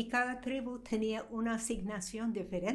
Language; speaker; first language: Spanish; non-native, fluent; English